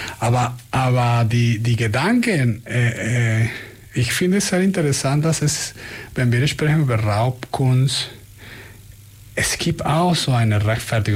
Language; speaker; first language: German; non-native, fluent; Spanish